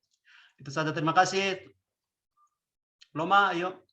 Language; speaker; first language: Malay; non-native, fluent; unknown